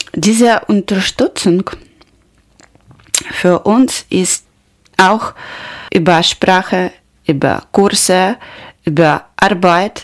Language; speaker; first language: German; non-native, learner; Ukrainian